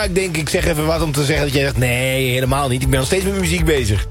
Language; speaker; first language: Dutch; native; Dutch